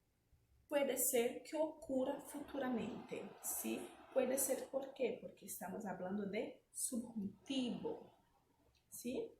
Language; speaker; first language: Spanish; non-native, fluent; Portuguese